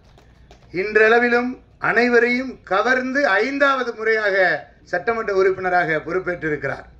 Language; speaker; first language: Tamil; native; Tamil